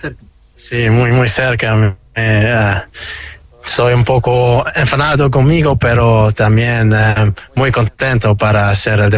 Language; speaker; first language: Spanish; early bilingual, heritage; Spanish